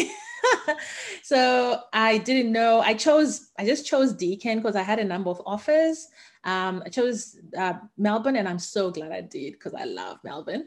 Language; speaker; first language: English; non-native, local second language; Shona